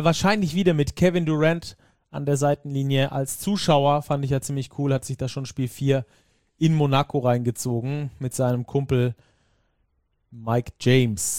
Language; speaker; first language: German; native; German